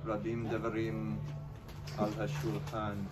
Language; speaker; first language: Hebrew; non-native, learner; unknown